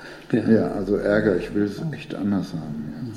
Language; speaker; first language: German; native; German